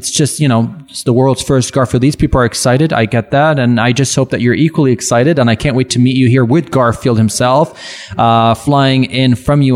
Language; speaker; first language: English; non-native, fluent; French